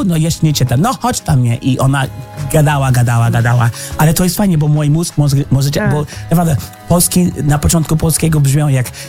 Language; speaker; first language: Polish; non-native, learner; English